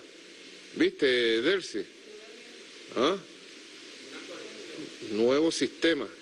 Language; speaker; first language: Spanish; native; Spanish